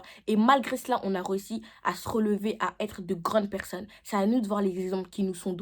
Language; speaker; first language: French; native; French